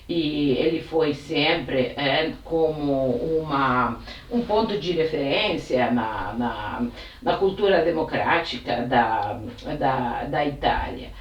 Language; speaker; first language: Portuguese; non-native, fluent; Italian